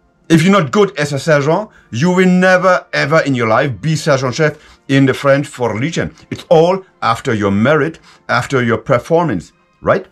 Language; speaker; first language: English; non-native, fluent; German